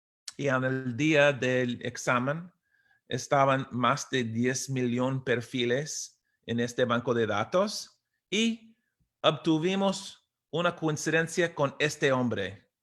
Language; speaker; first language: Spanish; non-native, fluent; English